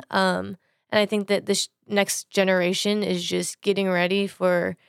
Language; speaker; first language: English; native; English